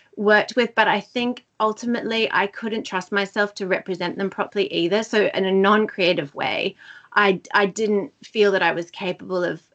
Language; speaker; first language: English; native; English